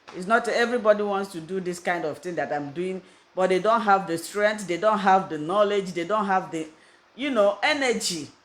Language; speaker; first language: Nigerian Pidgin; non-native, local second language; Igbo